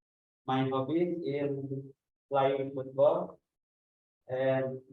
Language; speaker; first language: English; non-native, learner; Indonesian